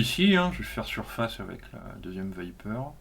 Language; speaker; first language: French; native; French